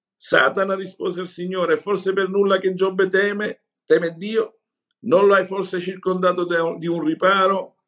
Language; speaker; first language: Italian; native; Italian